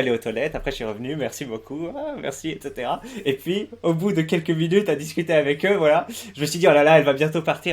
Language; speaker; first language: French; native; French